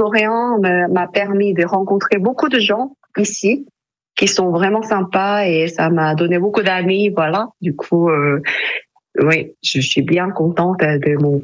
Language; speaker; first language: French; non-native, fluent; Korean